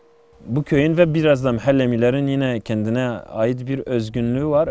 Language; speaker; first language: Turkish; native; Turkish